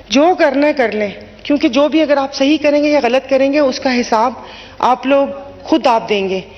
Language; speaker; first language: Urdu; non-native, local second language; Sindhi